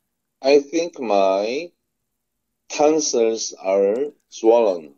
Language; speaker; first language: English; non-native, learner; Korean